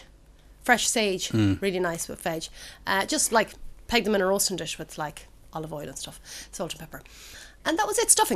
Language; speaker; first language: English; native; English